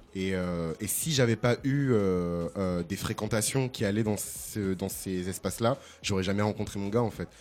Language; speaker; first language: French; native; French